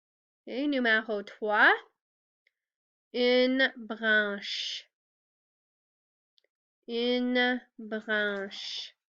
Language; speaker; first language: French; non-native, fluent; English